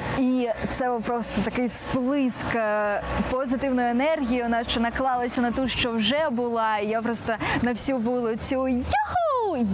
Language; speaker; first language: Ukrainian; non-native, local second language; Russian